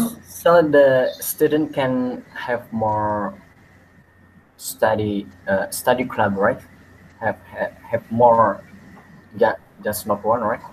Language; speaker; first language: English; non-native, learner; Indonesian